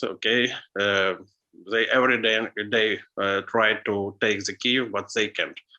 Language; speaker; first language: English; non-native, learner; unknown